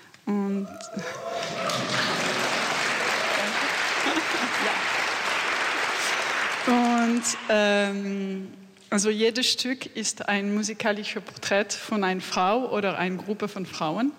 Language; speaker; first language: German; non-native, fluent; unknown